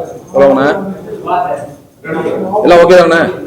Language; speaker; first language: Tamil; native; Tamil